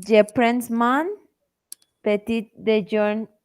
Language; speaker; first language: French; non-native, learner; Spanish